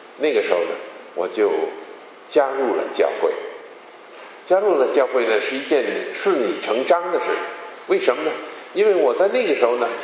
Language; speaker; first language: Chinese; non-native, local second language; Cantonese